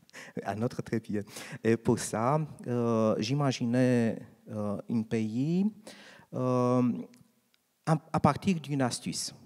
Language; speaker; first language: French; non-native, learner; Romanian